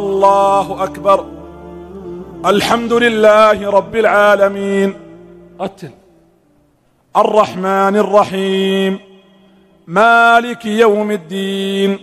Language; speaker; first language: Arabic; native; Arabic